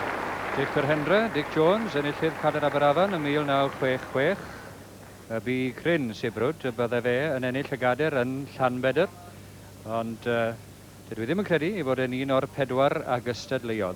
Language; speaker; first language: Welsh; native; Welsh